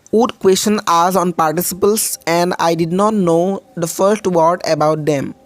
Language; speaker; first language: English; non-native, local second language; Assamese